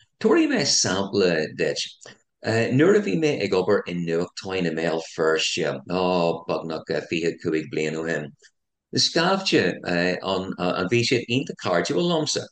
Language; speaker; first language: Irish; non-native, local second language; English